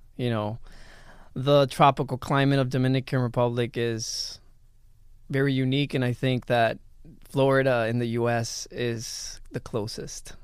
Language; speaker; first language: English; early bilingual, other home language; Spanish